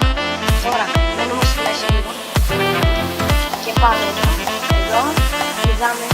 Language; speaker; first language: Greek; early bilingual, heritage; Greek